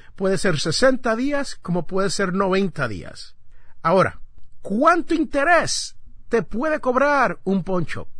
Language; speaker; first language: Spanish; native; Spanish